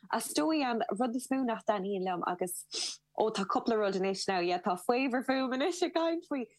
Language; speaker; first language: Irish; non-native, local second language; English